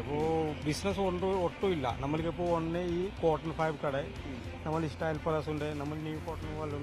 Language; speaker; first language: Malayalam; non-native, local second language; Hindi